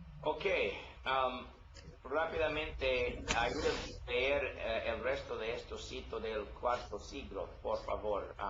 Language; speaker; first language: Spanish; non-native, learner; English